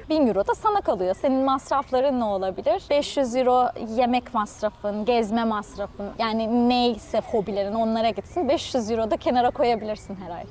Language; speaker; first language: Turkish; native; Turkish